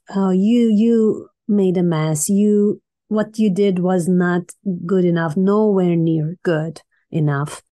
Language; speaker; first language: English; non-native, fluent; Turkish